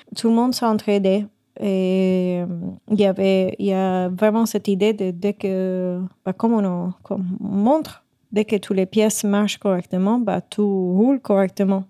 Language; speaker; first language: French; non-native, fluent; Spanish